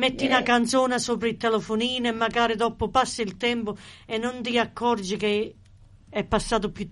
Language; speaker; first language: Italian; early bilingual, heritage; Italian